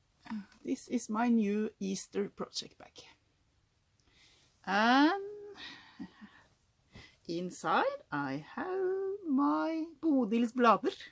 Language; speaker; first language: English; non-native, learner; Norwegian